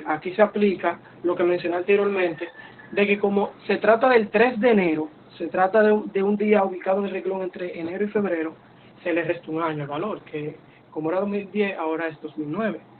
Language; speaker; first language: Spanish; native; Spanish